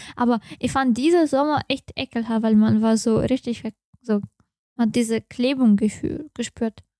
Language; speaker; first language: German; non-native, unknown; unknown